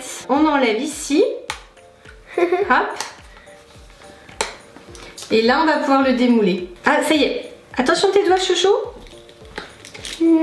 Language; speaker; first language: French; native; French